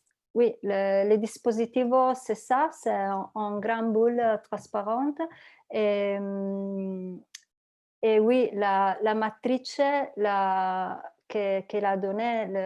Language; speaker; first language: French; non-native, learner; Italian